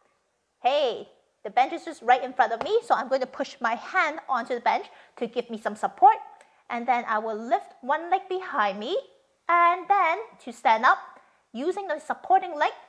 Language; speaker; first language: English; non-native, fluent; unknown